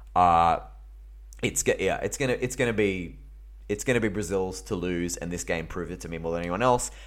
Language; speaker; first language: English; early bilingual, other home language; Greek